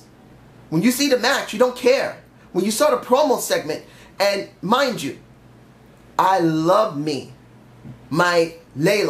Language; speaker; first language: English; native; English